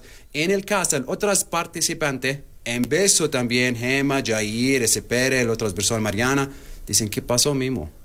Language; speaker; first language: Spanish; non-native, learner; Arabic